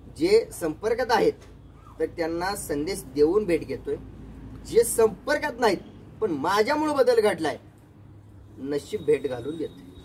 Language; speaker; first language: Marathi; native; Marathi